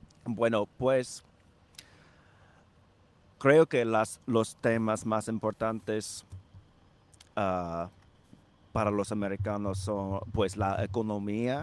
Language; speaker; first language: Spanish; non-native, fluent; English